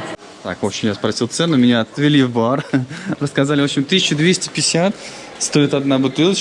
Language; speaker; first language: Russian; native; Russian